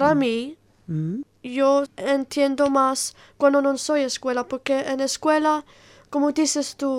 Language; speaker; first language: Spanish; non-native, learner; Italian